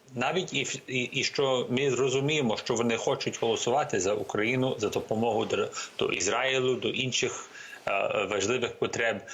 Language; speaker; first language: Ukrainian; early bilingual, heritage; Ukrainian